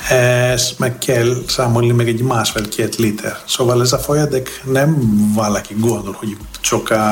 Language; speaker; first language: Hungarian; non-native, fluent; Greek